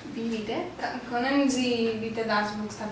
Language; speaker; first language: German; non-native, learner; Spanish